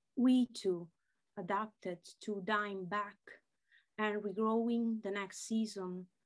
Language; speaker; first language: English; non-native, fluent; Italian